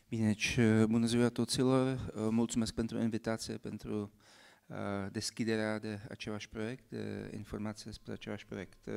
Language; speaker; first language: Romanian; non-native, fluent; Czech